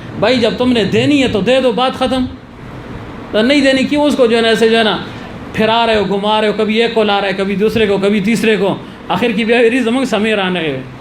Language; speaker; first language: Urdu; non-native, local second language; Pashto